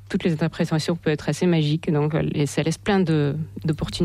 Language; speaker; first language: French; non-native, fluent; Russian